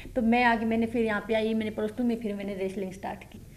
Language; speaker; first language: Hindi; native; Hindi